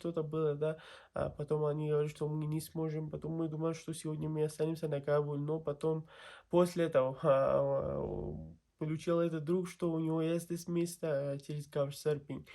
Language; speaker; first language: Russian; non-native, learner; Kyrgyz